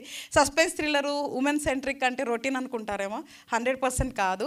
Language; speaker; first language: Telugu; native; Telugu